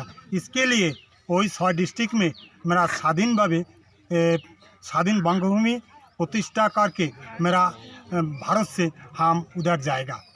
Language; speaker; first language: Hindi; non-native, local second language; Bangla